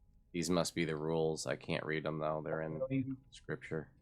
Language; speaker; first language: English; native; English